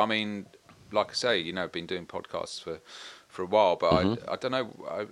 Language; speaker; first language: English; native; English